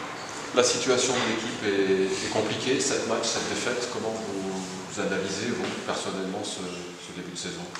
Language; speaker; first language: French; native; French